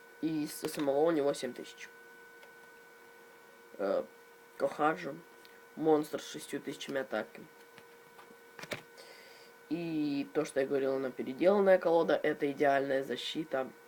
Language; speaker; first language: Russian; native; Russian